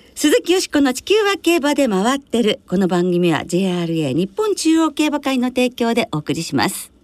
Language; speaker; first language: Japanese; native; Japanese